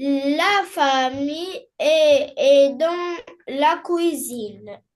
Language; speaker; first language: French; non-native, learner; Arabic